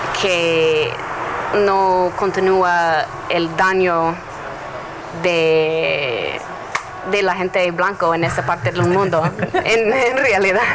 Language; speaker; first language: Spanish; non-native, learner; English